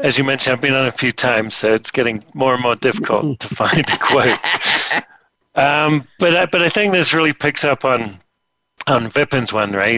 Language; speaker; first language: English; native; English